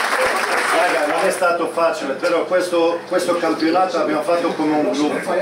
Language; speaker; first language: Italian; non-native, fluent; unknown